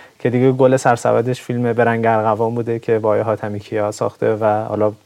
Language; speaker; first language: Persian; native; Persian